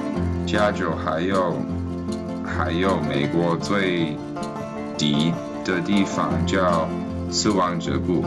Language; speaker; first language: Chinese; non-native, learner; English